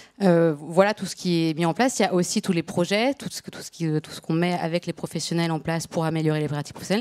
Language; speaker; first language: French; native; French